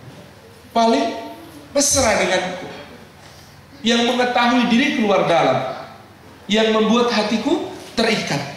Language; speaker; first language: Indonesian; native; Indonesian